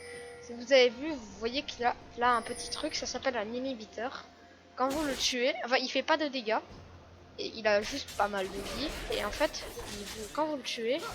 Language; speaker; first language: French; native; French